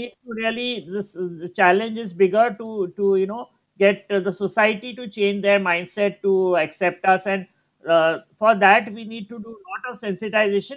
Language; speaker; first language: English; non-native, local second language; Gujarati